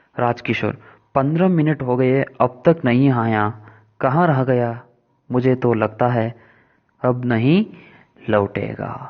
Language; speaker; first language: Hindi; non-native, local second language; Kannada